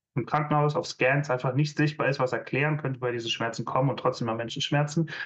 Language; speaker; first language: German; native; German